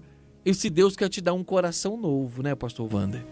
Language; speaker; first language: Portuguese; native; Portuguese